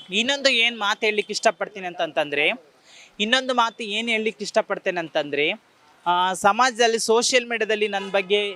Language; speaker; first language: Kannada; native; Kannada